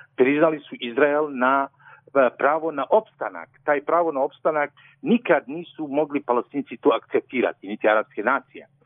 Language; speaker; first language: Serbian; non-native, fluent; Arabic